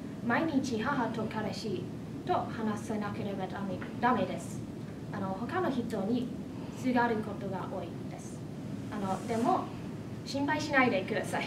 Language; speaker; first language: Japanese; non-native, fluent; English